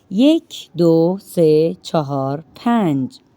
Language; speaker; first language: Persian; non-native, fluent; Urdu